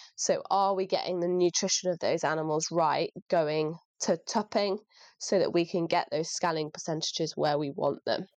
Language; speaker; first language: English; native; English